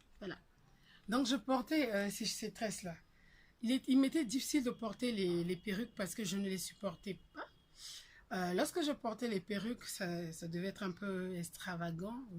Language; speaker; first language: French; non-native, local second language; Lingala